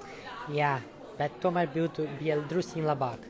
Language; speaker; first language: Latvian; non-native, local second language; Russian